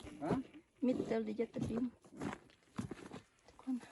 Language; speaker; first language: Swedish; non-native, learner; Thai